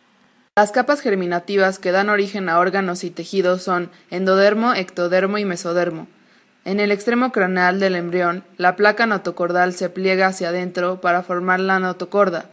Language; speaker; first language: Spanish; native; Spanish